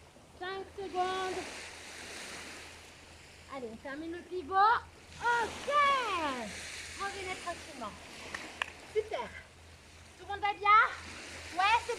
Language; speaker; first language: French; native; French